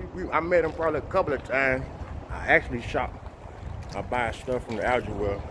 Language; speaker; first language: English; native; English